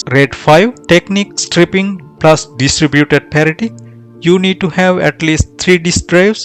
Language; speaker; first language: English; non-native, fluent; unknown